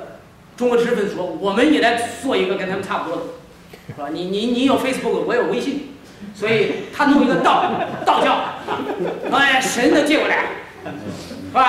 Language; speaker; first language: Chinese; native; Chinese